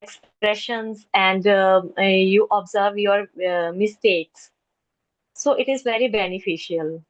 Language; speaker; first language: English; non-native, learner; Hindi